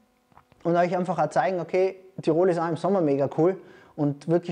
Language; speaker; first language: German; native; German